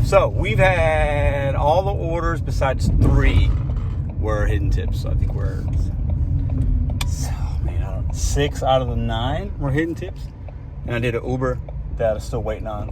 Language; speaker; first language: English; native; English